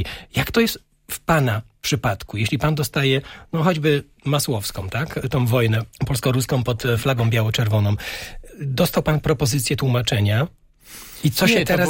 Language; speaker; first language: Polish; native; Polish